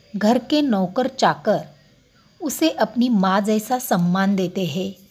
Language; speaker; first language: Hindi; non-native, local second language; Marathi